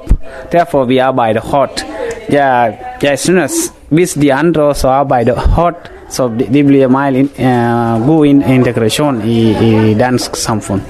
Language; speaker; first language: Danish; non-native, fluent; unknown